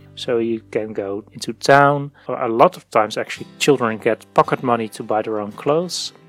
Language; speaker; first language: English; non-native, fluent; Dutch